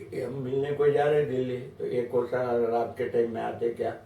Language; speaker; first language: Hindi; non-native, local second language; Marathi